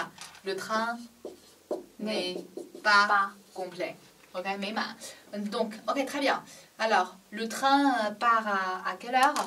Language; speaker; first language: French; non-native, learner; Chinese